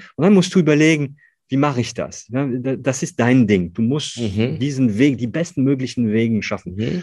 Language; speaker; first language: German; non-native, fluent; French